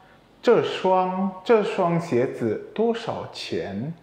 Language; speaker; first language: Chinese; non-native, fluent; Indonesian